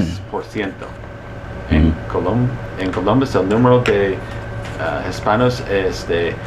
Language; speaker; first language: Spanish; early bilingual, heritage; Spanish